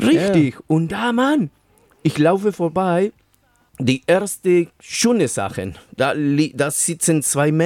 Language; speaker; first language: German; non-native, fluent; Spanish